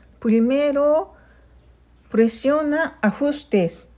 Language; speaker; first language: Spanish; non-native, learner; Japanese